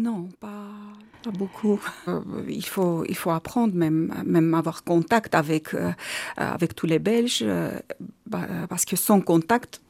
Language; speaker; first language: French; non-native, learner; Armenian